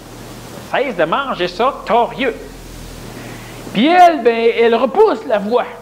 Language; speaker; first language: French; native; French